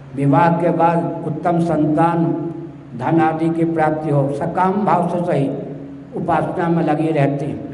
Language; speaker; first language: Hindi; non-native, local second language; Maithili